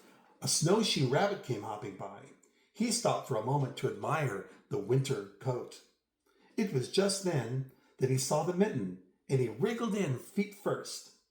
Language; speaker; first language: English; native; English